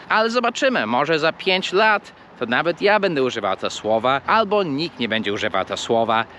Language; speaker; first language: Polish; non-native, fluent; English